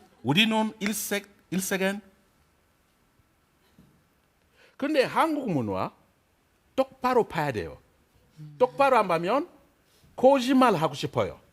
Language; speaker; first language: Korean; non-native, learner; French